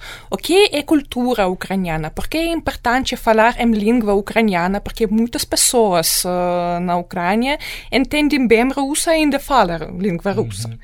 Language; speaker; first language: Portuguese; non-native, fluent; Ukrainian